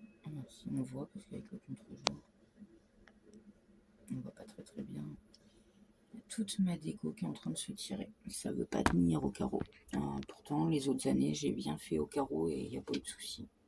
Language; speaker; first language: French; native; French